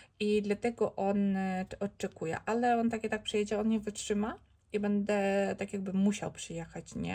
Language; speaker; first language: Polish; non-native, learner; Ukrainian